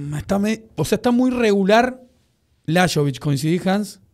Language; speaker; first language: Spanish; native; Spanish